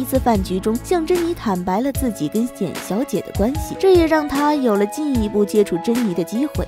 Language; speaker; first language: Chinese; native; Chinese